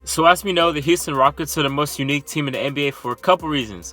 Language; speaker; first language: English; native; English